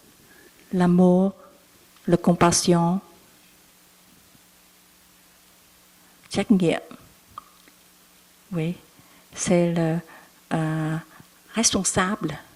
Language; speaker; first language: French; non-native, learner; Vietnamese